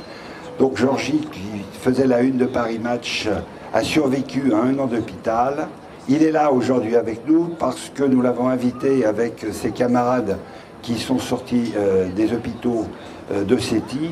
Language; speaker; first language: French; native; French